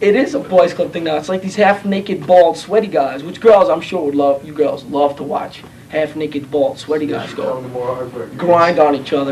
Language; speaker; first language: English; native; English